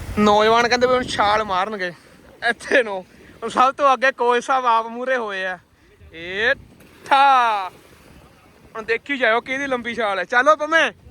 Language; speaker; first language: Punjabi; native; Punjabi